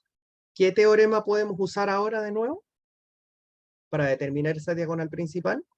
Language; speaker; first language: Spanish; native; Spanish